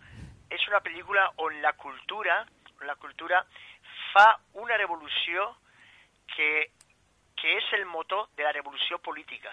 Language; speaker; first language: Catalan; non-native, fluent; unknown